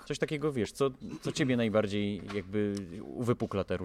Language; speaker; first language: Polish; native; Polish